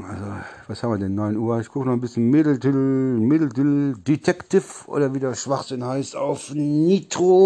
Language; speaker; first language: German; native; German